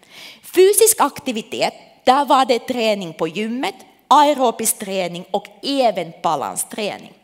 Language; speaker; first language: Swedish; non-native, local second language; Finnish